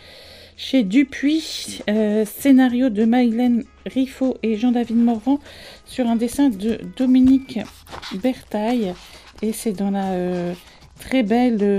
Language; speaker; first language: French; native; French